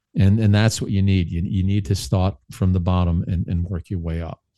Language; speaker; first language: English; native; English